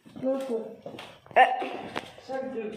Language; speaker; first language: French; native; French